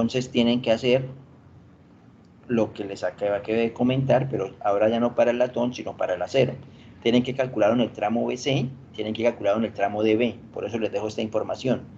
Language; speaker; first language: Spanish; native; Spanish